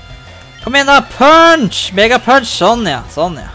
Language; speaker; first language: Norwegian; native; Norwegian